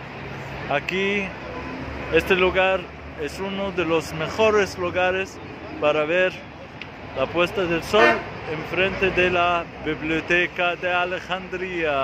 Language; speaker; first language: Spanish; non-native, fluent; Arabic